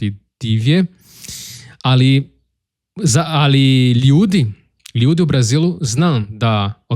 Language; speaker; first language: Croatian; non-native, learner; Portuguese